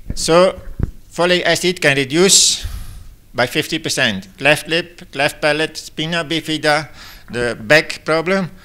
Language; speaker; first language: English; non-native, fluent; Dutch